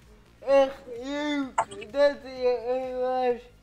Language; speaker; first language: Dutch; early bilingual, other home language; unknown